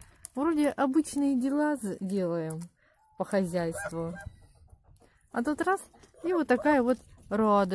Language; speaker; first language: Russian; native; Russian